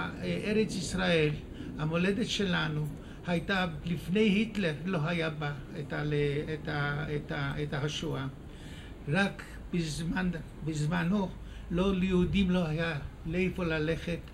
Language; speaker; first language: Hebrew; non-native, fluent; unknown